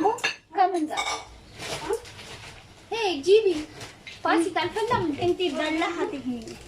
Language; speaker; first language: Arabic; non-native, learner; Amharic